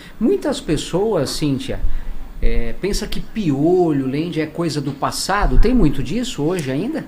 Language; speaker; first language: Portuguese; native; Portuguese